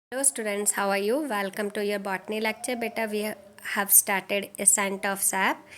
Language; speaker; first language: English; non-native, local second language; Punjabi